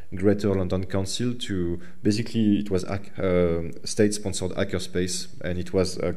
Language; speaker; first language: English; non-native, fluent; French